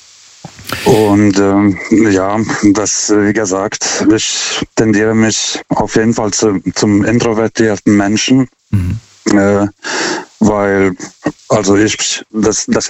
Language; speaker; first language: German; non-native, fluent; Lithuanian